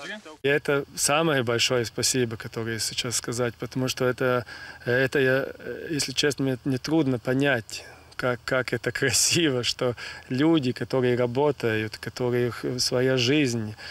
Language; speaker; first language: Russian; non-native, local second language; Latvian